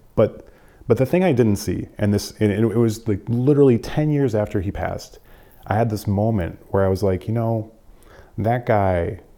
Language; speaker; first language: English; native; English